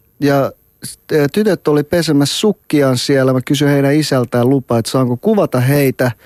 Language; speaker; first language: Finnish; early bilingual, other home language; Persian